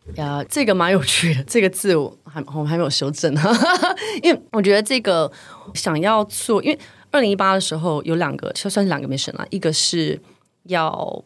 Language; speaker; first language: Chinese; native; Chinese